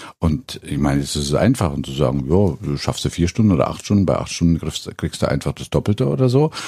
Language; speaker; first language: German; native; German